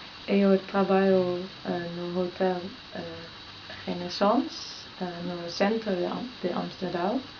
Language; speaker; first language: Portuguese; non-native, learner; Dutch